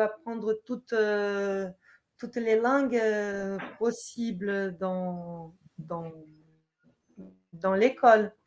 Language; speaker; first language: French; non-native, fluent; Portuguese